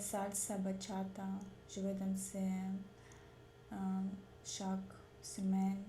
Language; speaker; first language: French; non-native, learner; Russian